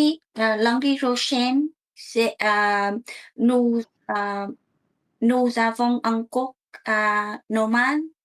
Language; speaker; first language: French; non-native, learner; Vietnamese